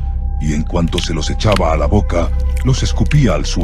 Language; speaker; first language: Spanish; native; Spanish